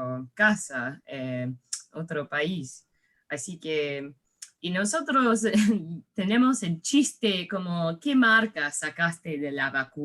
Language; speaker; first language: Spanish; early bilingual, heritage; English